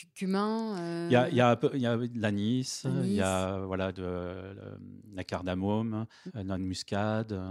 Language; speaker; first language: French; native; French